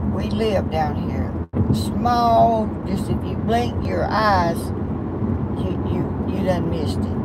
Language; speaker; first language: English; native; English